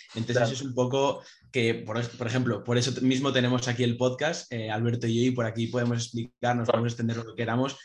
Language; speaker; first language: Spanish; native; Spanish